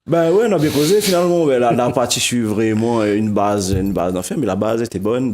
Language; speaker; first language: French; non-native, local second language; Réunion Creole French